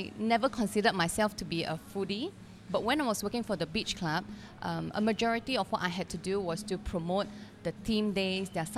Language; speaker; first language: English; non-native, local second language; Cantonese